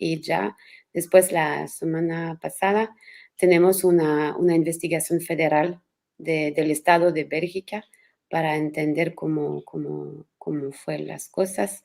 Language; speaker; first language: Spanish; non-native, learner; French